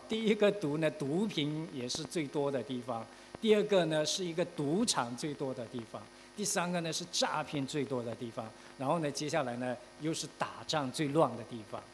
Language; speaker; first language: Chinese; native; Chinese